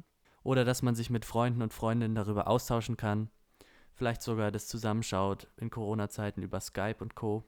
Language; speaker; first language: German; native; German